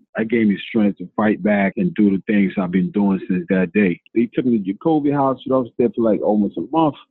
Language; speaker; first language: English; non-native, fluent; Spanish